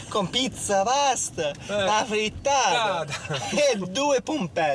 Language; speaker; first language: Italian; early bilingual, heritage; English